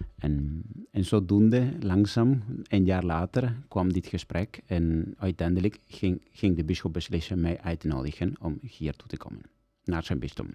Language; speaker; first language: Dutch; non-native, fluent; Italian